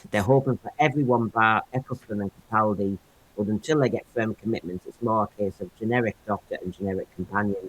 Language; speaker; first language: English; native; English